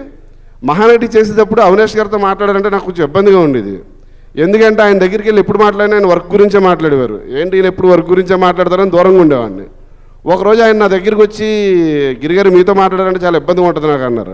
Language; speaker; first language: Telugu; native; Telugu